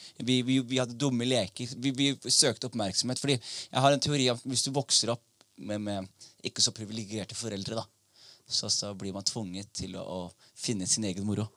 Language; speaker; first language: Norwegian; early bilingual, other home language; Somali